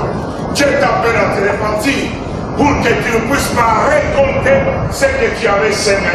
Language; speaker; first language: French; non-native, local second language; Lingala